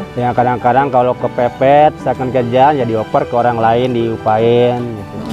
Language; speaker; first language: Indonesian; non-native, local second language; Sundanese